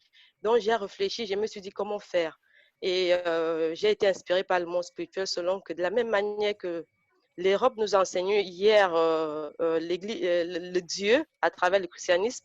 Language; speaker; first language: French; native; French